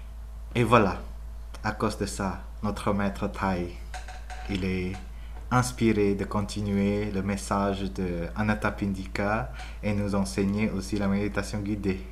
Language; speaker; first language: French; non-native, fluent; Vietnamese